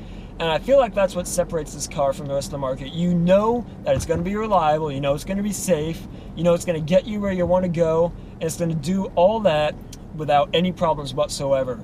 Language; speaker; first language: English; native; English